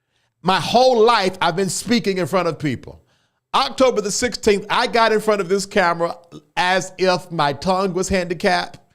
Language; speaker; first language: English; native; English